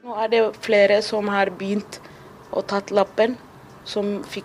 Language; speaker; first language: Norwegian; non-native, fluent; Somali